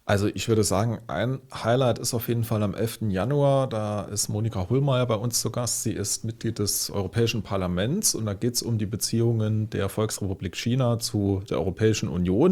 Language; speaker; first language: German; native; German